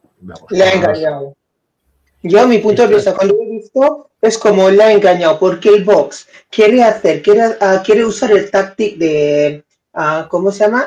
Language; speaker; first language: Spanish; non-native, fluent; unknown